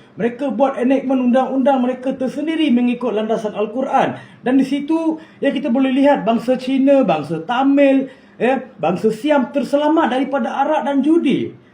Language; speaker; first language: Malay; non-native, local second language; Tamil